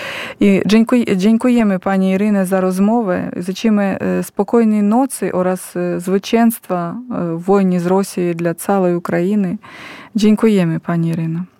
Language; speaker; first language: Polish; non-native, fluent; Ukrainian